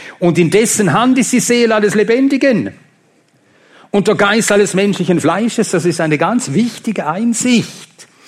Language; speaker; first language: German; non-native, fluent; Swedish